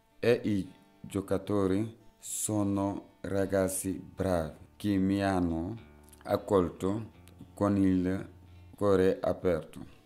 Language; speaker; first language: Italian; non-native, fluent; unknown